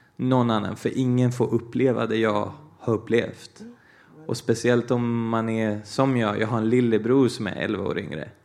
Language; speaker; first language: Swedish; early bilingual, other home language; Portuguese